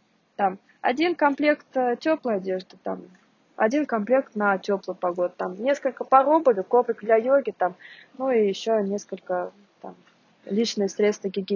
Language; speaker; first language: Russian; native; Russian